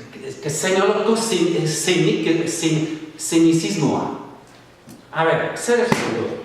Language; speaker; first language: Basque; non-native, fluent; English